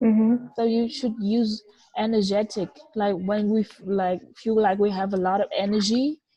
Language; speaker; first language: English; non-native, fluent; Vietnamese